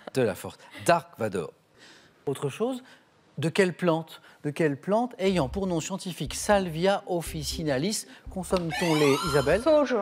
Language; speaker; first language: French; native; French